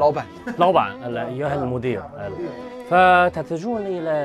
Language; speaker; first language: Arabic; non-native, fluent; Chinese